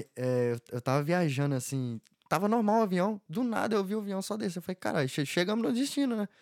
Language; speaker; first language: Portuguese; native; Portuguese